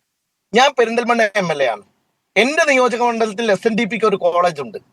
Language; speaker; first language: Malayalam; native; Malayalam